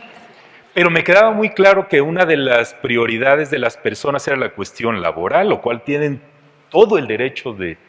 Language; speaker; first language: Spanish; native; Spanish